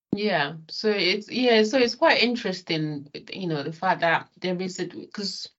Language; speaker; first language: English; non-native, local second language; Yoruba